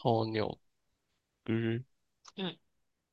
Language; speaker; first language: Korean; non-native, learner; Chinese